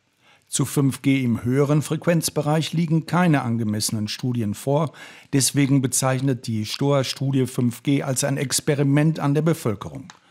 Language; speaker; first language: German; native; German